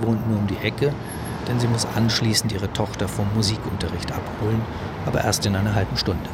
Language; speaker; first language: German; native; German